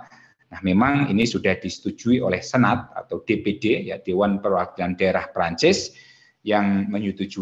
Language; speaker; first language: Indonesian; native; Indonesian